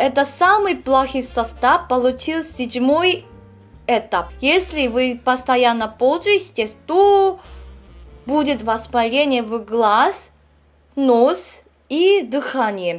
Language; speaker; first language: Russian; non-native, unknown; Korean